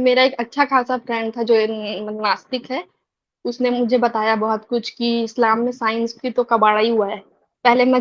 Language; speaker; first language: Hindi; native; Hindi